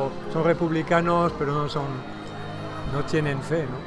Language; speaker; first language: Spanish; non-native, fluent; French